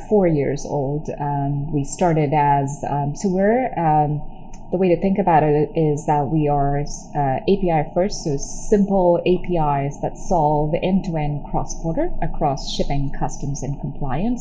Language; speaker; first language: English; non-native, local second language; Tamil